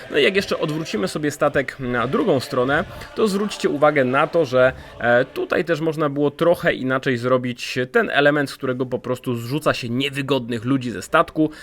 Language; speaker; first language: Polish; native; Polish